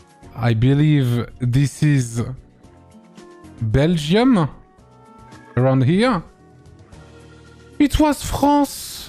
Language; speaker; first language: English; non-native, fluent; French